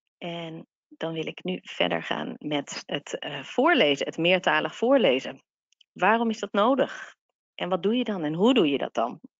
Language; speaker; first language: Dutch; native; Dutch